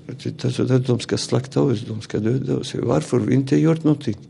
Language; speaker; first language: Swedish; non-native, learner; Turoyo